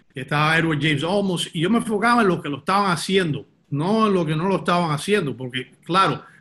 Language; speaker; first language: Spanish; early bilingual, heritage; Spanish